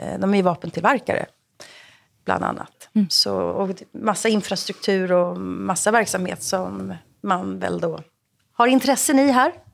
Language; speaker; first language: Swedish; native; Swedish